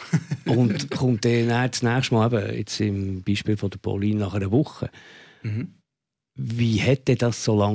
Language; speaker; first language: German; native; German